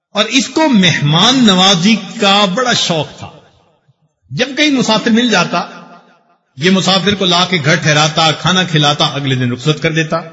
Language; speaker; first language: Urdu; non-native, local second language; Punjabi